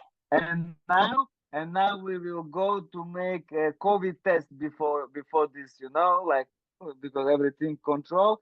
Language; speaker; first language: English; non-native, learner; Russian